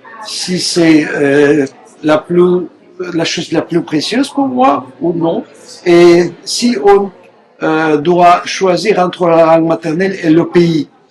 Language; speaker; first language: French; non-native, fluent; Russian